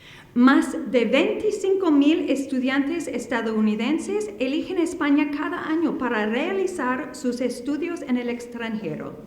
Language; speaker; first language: Spanish; non-native, fluent; English